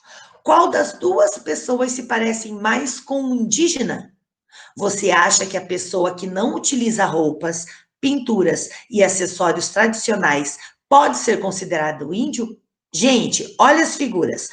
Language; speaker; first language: Portuguese; native; Portuguese